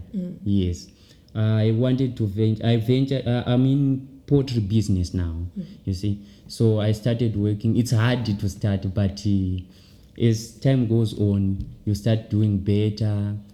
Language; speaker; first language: English; non-native, local second language; Shona